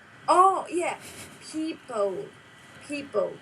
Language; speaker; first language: English; non-native, learner; Chinese